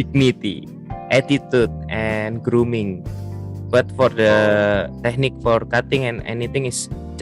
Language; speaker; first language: English; non-native, learner; Indonesian